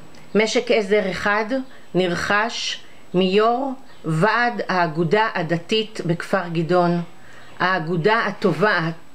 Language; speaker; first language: Hebrew; native; Hebrew